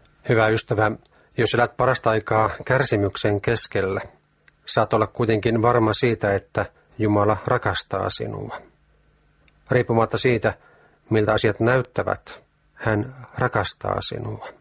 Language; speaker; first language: Finnish; native; Finnish